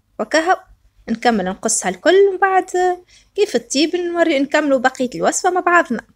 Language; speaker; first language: Arabic; native; Arabic